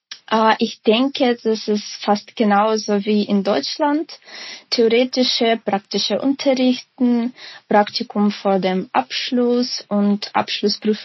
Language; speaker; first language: German; non-native, fluent; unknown